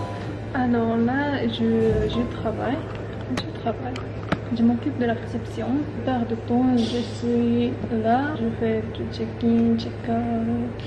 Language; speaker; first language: French; non-native, learner; Japanese